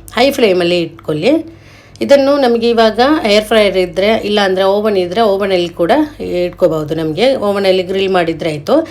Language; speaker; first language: Kannada; non-native, local second language; Malayalam